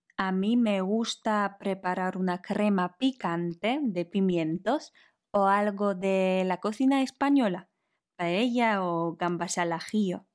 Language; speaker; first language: Spanish; non-native, fluent; Polish